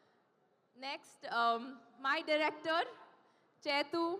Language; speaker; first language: Telugu; non-native, fluent; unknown